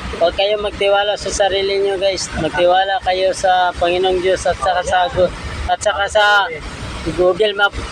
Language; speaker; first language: Filipino; non-native, local second language; Cebuano